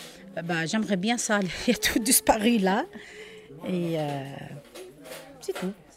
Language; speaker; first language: French; non-native, learner; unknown